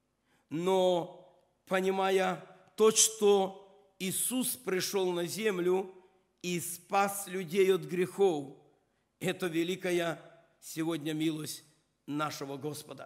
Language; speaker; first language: Russian; non-native, local second language; Ukrainian